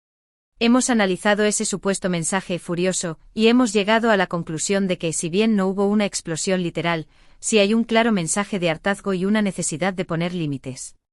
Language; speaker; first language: Spanish; native; Spanish